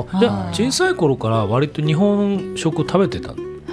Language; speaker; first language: Japanese; native; Japanese